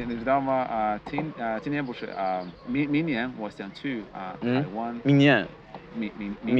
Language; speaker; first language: Chinese; non-native, learner; Portuguese